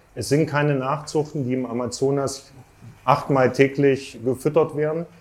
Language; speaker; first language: German; native; German